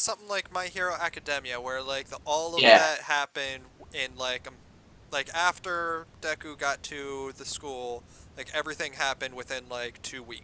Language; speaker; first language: English; native; English